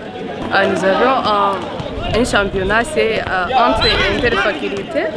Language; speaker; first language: French; non-native, local second language; Rundi